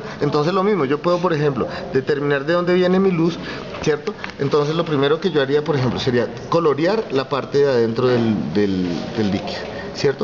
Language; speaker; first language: Spanish; native; Spanish